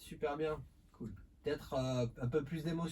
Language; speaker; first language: French; native; French